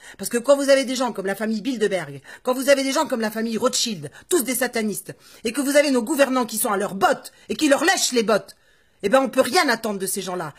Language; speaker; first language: French; native; French